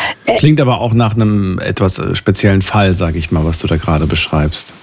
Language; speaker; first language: German; native; German